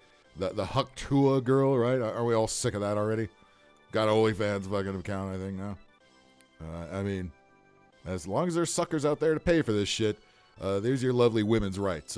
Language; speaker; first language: English; native; English